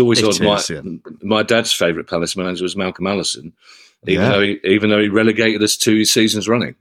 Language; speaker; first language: English; native; English